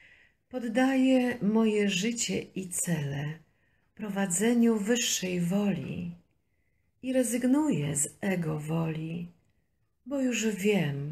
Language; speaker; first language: Polish; native; Polish